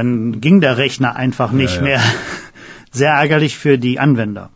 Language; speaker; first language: German; native; German